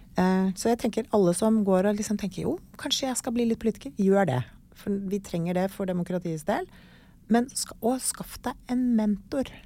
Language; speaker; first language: Norwegian; native; Norwegian